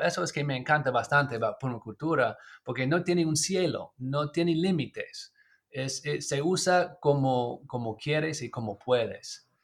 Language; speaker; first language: Spanish; non-native, learner; English